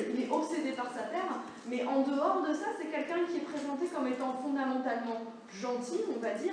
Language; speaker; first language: French; native; French